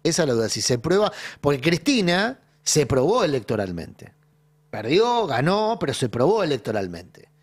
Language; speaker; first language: Spanish; native; Spanish